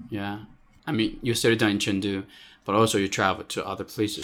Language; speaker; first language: English; non-native, fluent; Chinese